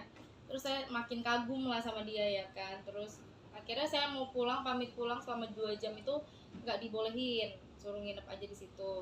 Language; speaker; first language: Indonesian; native; Indonesian